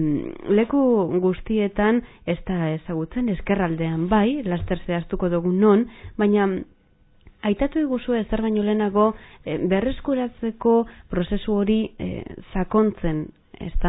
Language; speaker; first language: Basque; native; Basque